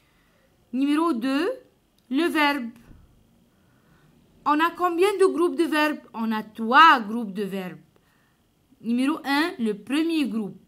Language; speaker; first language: French; non-native, fluent; Arabic